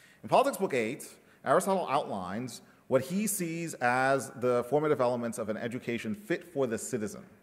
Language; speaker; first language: English; early bilingual, other home language; Spanish